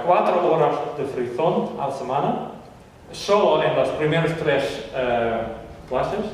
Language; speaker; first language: Spanish; non-native, fluent; Western Frisian